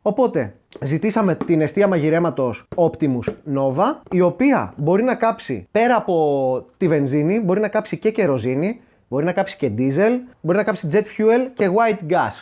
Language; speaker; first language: Greek; native; Greek